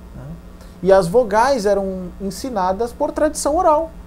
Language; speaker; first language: Portuguese; native; Portuguese